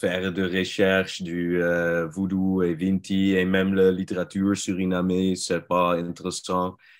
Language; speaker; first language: French; non-native, learner; Dutch